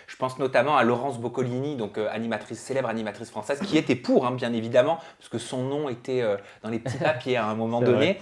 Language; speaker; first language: French; native; French